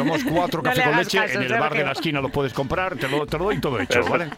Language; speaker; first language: Spanish; native; Spanish